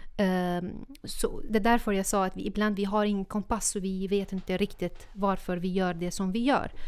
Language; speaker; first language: Swedish; non-native, fluent; Arabic